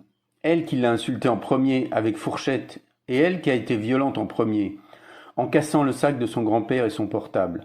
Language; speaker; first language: French; native; French